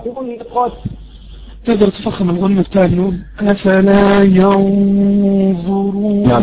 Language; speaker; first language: Arabic; native; Arabic